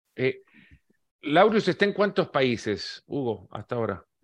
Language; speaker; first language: Spanish; native; Spanish